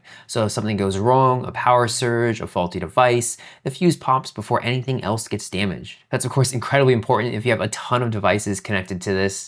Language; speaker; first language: English; native; English